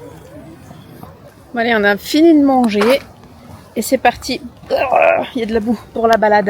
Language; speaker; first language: French; native; French